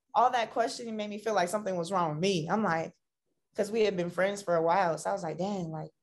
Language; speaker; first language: English; native; English